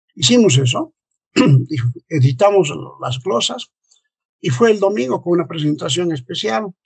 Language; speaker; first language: Spanish; native; Spanish